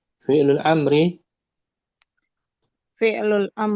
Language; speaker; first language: Arabic; non-native, fluent; Indonesian